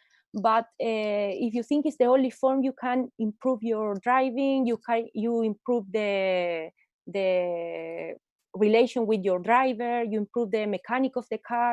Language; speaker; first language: English; non-native, learner; Spanish